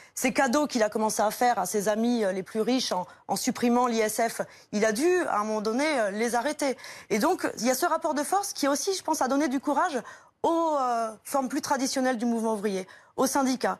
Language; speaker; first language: French; native; French